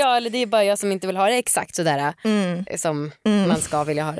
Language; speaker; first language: Swedish; native; Swedish